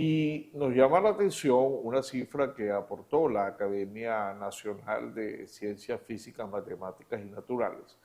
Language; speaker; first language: Spanish; native; Spanish